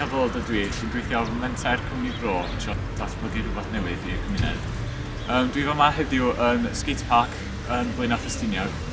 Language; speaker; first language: Welsh; native; Welsh